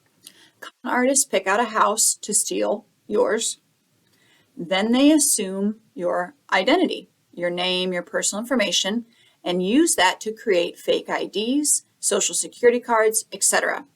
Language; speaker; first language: English; native; English